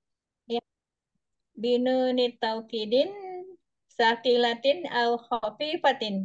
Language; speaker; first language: Arabic; non-native, learner; Indonesian